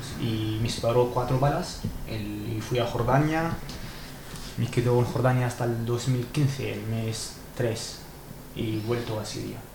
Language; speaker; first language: Spanish; non-native, learner; Arabic